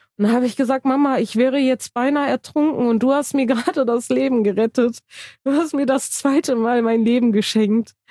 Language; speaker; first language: German; early bilingual, other home language; Turkish